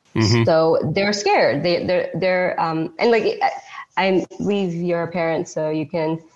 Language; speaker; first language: English; native; English